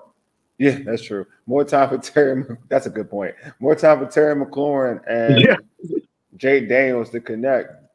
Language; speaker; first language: English; native; English